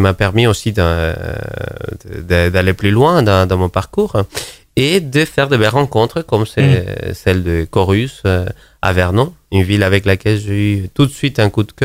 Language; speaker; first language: French; non-native, fluent; Spanish